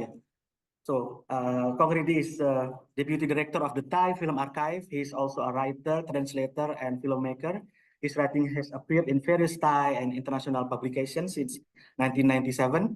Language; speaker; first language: English; non-native, local second language; Indonesian